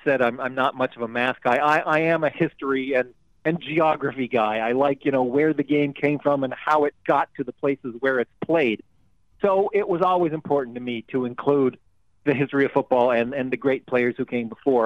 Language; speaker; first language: English; native; English